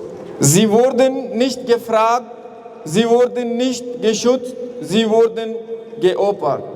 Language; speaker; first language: German; non-native, learner; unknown